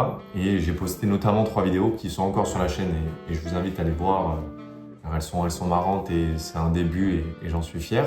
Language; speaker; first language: French; native; French